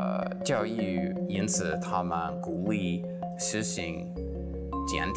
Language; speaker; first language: Chinese; non-native, fluent; English